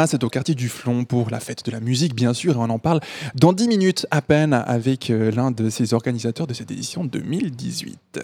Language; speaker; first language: French; native; French